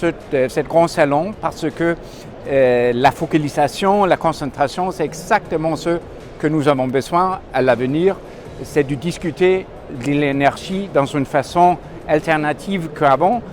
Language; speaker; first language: French; non-native, fluent; Danish